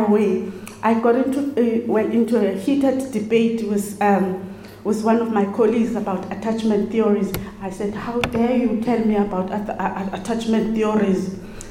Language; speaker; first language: English; non-native, local second language; Xhosa